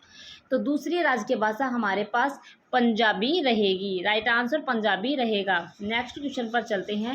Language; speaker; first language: Hindi; native; Hindi